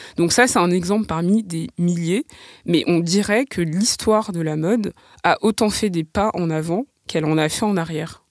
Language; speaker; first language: French; native; French